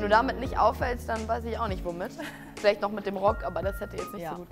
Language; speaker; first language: German; native; German